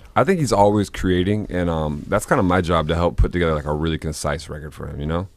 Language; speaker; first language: English; native; English